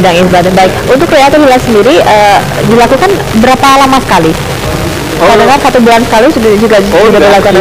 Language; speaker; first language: Indonesian; native; Indonesian